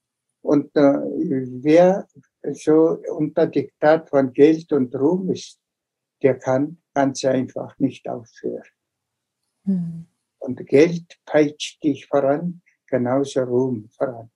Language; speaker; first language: German; non-native, fluent; Tuvinian